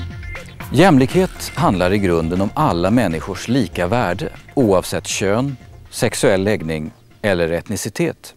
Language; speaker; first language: Swedish; native; Swedish